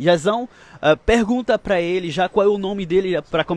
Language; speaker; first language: Portuguese; non-native, fluent; French